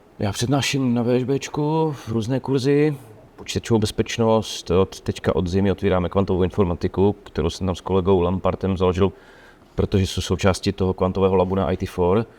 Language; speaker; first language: Czech; native; Czech